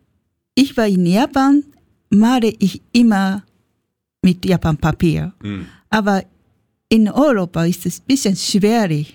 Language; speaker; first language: German; non-native, learner; Japanese